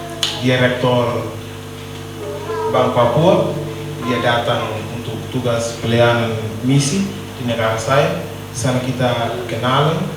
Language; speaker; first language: Indonesian; non-native, learner; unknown